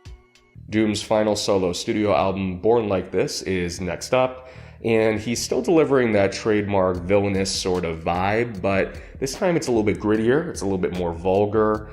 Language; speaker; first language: English; native; English